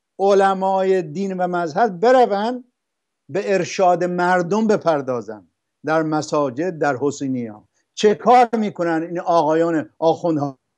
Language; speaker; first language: Persian; non-native, local second language; Arabic